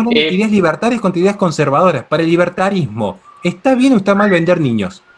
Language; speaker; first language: Spanish; native; Spanish